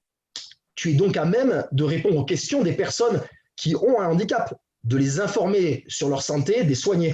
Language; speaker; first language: French; native; French